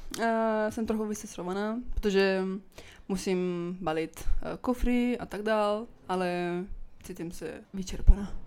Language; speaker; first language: Czech; non-native, learner; Italian